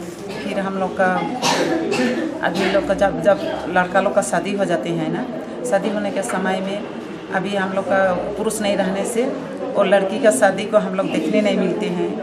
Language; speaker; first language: Hindi; non-native, local second language; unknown